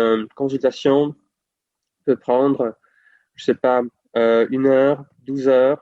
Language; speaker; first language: French; non-native, fluent; Czech